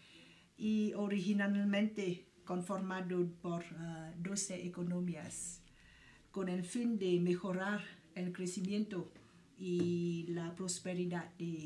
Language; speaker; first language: Spanish; non-native, fluent; Vietnamese